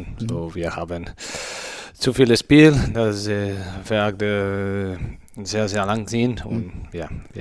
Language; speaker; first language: German; non-native, learner; Spanish